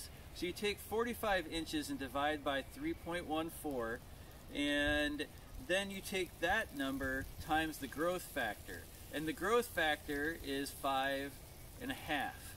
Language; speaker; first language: English; native; English